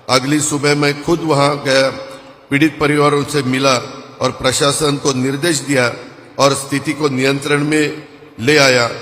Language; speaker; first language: Hindi; non-native, local second language; Marathi